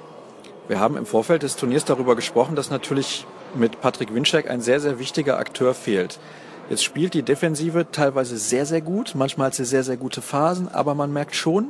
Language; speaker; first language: German; native; German